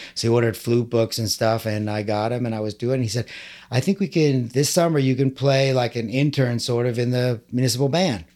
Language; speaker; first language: English; native; English